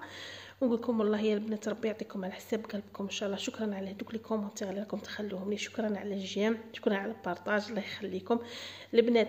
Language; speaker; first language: Arabic; native; Arabic